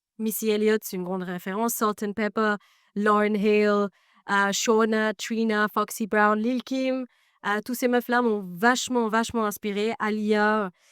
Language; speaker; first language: French; non-native, fluent; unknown